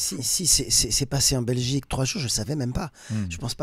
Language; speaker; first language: French; native; French